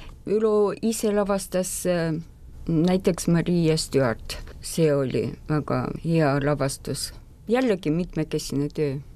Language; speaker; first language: Estonian; non-native, fluent; Russian